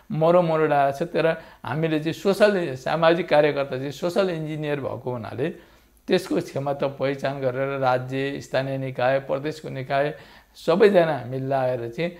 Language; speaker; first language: Nepali; native; Nepali